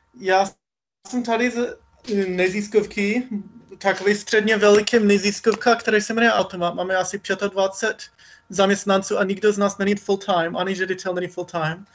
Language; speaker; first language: Czech; non-native, fluent; English